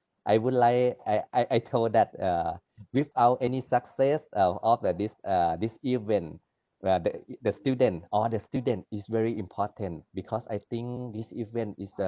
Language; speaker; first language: English; non-native, learner; Thai